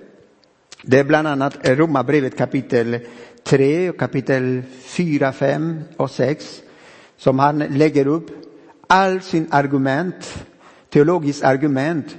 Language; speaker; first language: Swedish; non-native, fluent; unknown